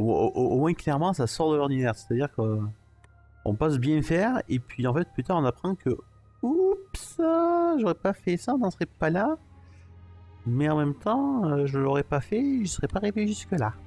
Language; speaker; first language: French; native; French